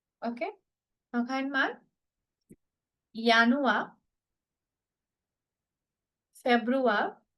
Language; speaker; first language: German; non-native, fluent; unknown